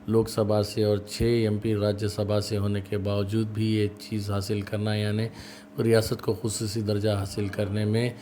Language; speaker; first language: Urdu; native; Urdu